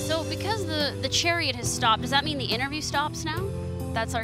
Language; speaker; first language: English; native; English